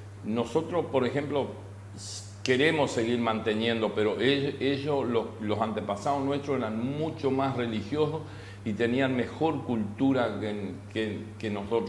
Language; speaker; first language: Spanish; native; Spanish